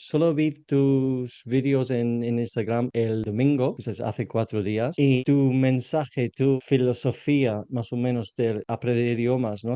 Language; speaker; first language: Spanish; non-native, learner; English